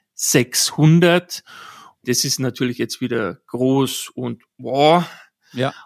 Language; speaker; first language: German; native; German